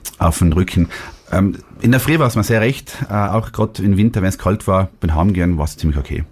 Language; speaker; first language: German; native; German